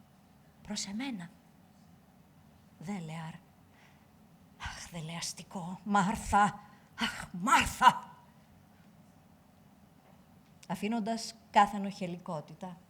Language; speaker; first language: Greek; native; Greek